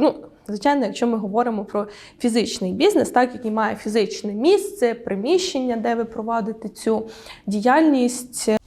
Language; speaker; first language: Ukrainian; native; Ukrainian